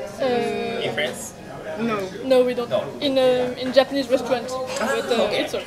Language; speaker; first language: English; non-native, learner; French